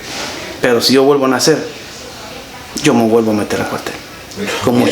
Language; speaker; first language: Spanish; native; Spanish